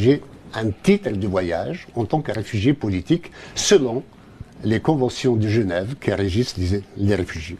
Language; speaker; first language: French; non-native, local second language; Kabyle